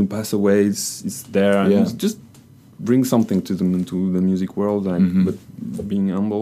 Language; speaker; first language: English; non-native, fluent; French